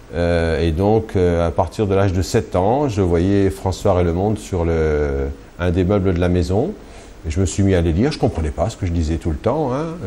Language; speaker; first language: French; early bilingual, other home language; Kabyle